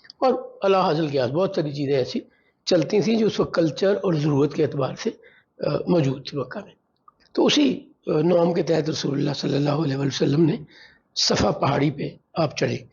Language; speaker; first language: Urdu; non-native, local second language; Punjabi